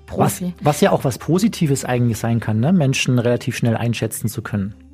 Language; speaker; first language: German; native; German